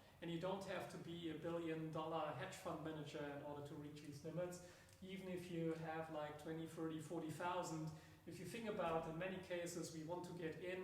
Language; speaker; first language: English; non-native, fluent; German